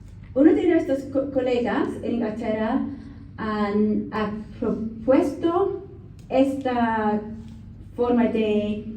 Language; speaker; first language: Spanish; non-native, learner; English